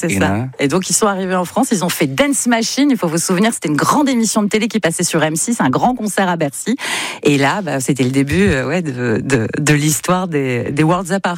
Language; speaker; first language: French; native; French